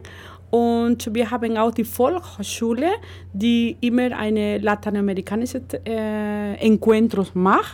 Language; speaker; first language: German; non-native, learner; Spanish